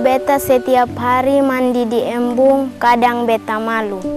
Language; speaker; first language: Indonesian; non-native, local second language; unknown